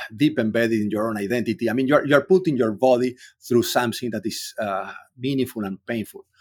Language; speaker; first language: English; non-native, fluent; Spanish